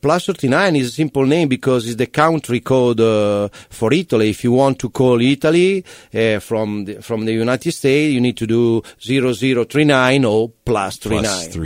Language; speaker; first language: English; non-native, learner; Italian